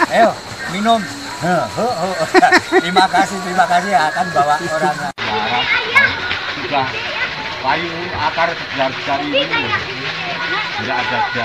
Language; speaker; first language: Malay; non-native, local second language; Javanese